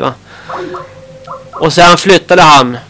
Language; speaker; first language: Swedish; native; Swedish